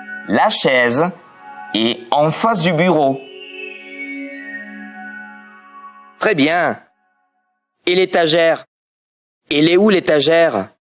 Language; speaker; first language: French; non-native, fluent; Spanish